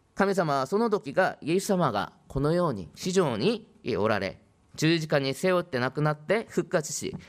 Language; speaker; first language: Japanese; non-native, fluent; Korean